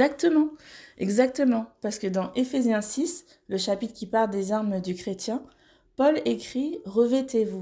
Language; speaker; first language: French; native; French